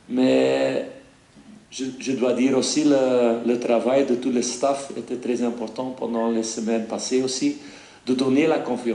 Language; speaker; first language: French; non-native, fluent; Dutch